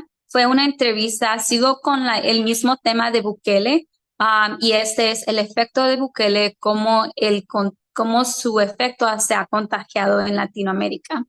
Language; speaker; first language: Spanish; early bilingual, heritage; Spanish